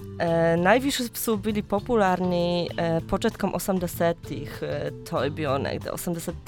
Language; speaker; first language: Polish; non-native, learner; Serbian